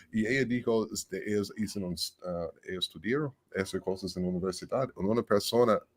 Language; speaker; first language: Spanish; non-native, learner; English